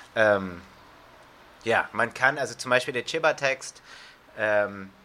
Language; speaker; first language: German; non-native, fluent; English